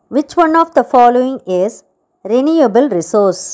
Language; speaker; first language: English; non-native, local second language; Tamil